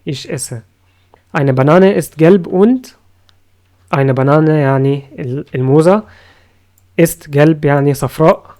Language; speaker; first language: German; non-native, fluent; Arabic